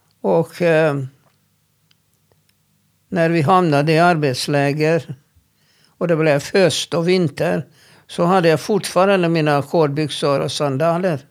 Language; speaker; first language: Swedish; non-native, fluent; Hungarian